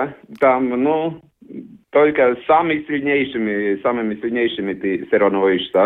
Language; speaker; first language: Russian; non-native, learner; Latvian